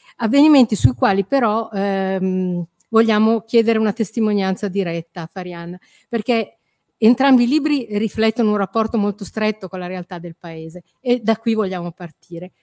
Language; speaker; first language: Italian; native; Italian